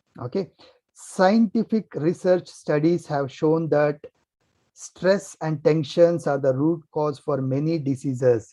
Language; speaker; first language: English; non-native, local second language; Kannada